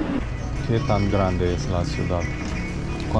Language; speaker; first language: Spanish; non-native, learner; Romanian